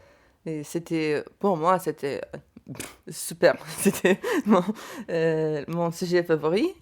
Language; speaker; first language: French; non-native, learner; Lithuanian